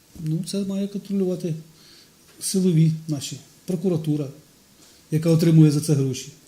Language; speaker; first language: Ukrainian; non-native, local second language; Russian